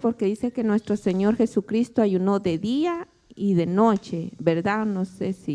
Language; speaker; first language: Spanish; native; Spanish